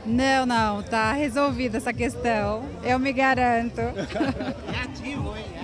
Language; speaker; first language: Portuguese; native; Portuguese